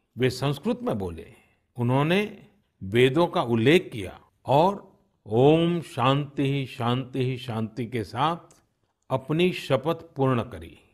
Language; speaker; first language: Hindi; non-native, local second language; Gujarati